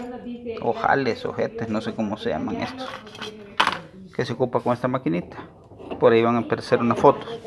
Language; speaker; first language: Spanish; native; Spanish